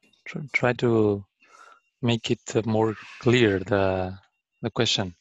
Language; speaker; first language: English; non-native, learner; Arabic